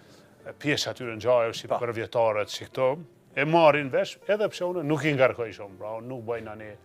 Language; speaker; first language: Albanian; native; Albanian